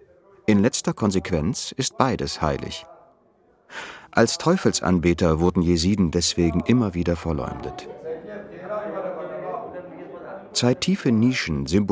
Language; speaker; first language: German; native; German